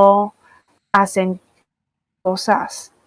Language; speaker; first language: Spanish; non-native, fluent; Chinese